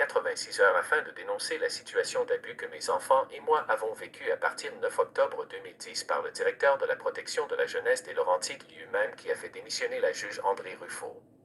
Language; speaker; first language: French; native; French